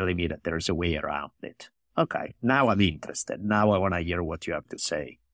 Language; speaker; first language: English; non-native, fluent; Italian